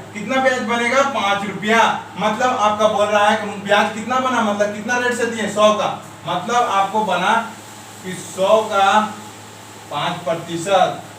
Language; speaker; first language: Hindi; native; Hindi